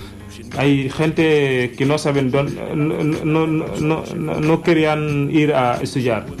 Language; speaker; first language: Spanish; non-native, learner; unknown